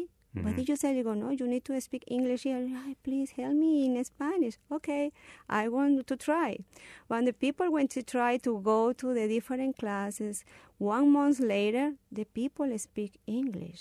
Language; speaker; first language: English; non-native, learner; Spanish